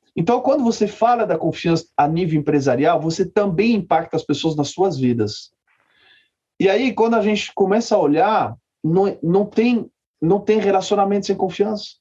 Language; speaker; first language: Portuguese; non-native, fluent; French